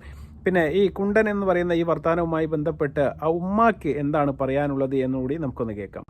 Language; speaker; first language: Malayalam; native; Malayalam